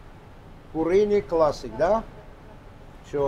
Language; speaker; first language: Russian; non-native, fluent; Armenian